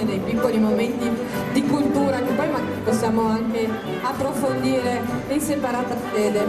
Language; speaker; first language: Italian; native; Italian